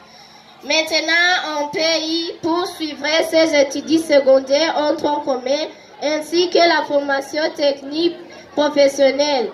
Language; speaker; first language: French; non-native, learner; Kinyarwanda